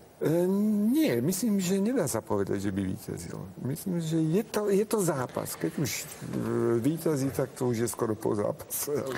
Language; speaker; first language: Slovak; non-native, local second language; Hungarian